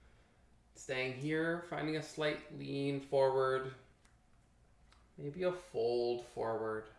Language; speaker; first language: English; native; English